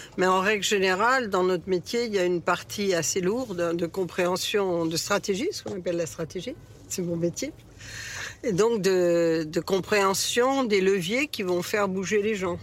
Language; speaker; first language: French; early bilingual, other home language; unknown